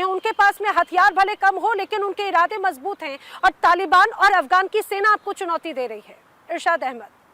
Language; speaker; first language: Hindi; native; Hindi